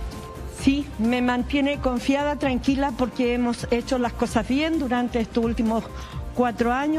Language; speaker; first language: Spanish; native; Spanish